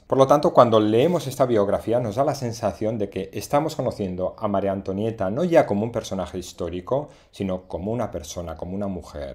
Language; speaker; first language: Spanish; native; Spanish